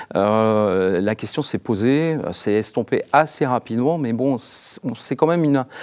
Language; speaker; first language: French; native; French